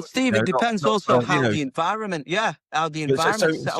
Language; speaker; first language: English; native; English